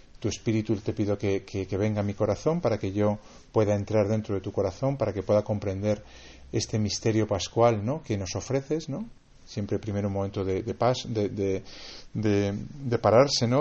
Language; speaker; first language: Spanish; native; Spanish